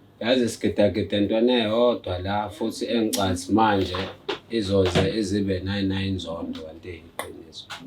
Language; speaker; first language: Zulu; native; Zulu